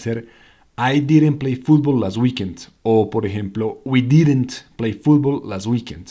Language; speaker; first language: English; non-native, fluent; Spanish